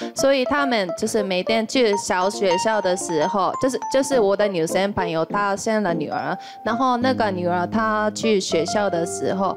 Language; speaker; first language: Chinese; non-native, fluent; Japanese